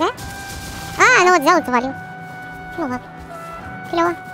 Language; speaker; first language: Russian; native; Russian